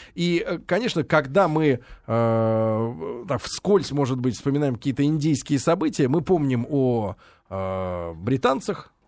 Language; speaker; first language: Russian; native; Russian